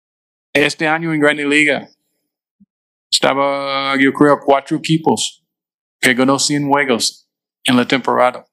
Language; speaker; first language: Spanish; non-native, fluent; English